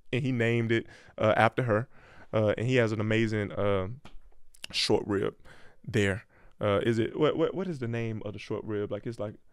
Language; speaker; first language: English; native; English